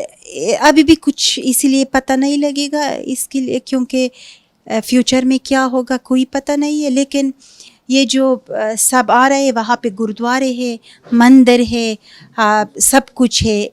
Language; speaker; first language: Hindi; non-native, fluent; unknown